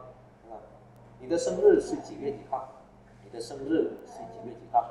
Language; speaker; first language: Chinese; non-native, fluent; Vietnamese